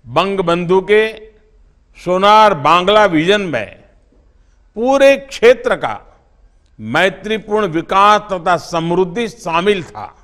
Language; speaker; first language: Hindi; non-native, local second language; Gujarati